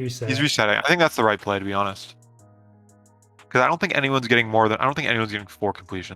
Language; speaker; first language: English; native; English